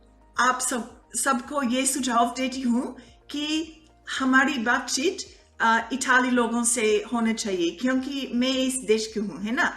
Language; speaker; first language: Hindi; non-native, fluent; English